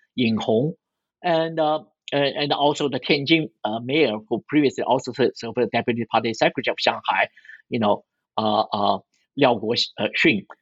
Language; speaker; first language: English; non-native, fluent; Chinese